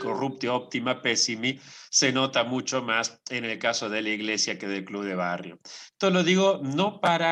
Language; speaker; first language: Spanish; native; Spanish